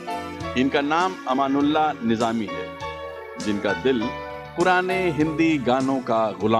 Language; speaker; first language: Hindi; native; Hindi